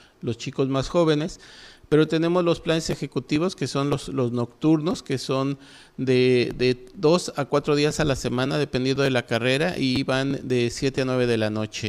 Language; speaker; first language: Spanish; native; Spanish